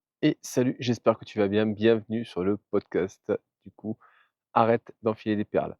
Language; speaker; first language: French; native; French